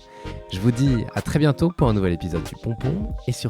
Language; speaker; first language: French; native; French